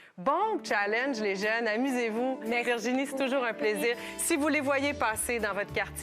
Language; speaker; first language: French; native; French